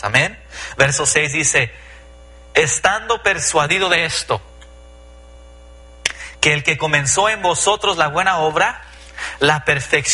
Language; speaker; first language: Spanish; early bilingual, heritage; Spanish